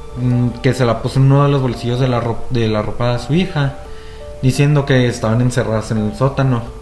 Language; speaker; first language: Spanish; native; Spanish